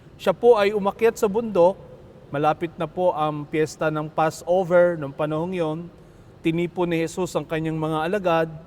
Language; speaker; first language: Filipino; native; Filipino